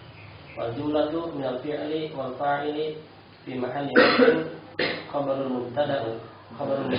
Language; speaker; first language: Arabic; non-native, learner; Indonesian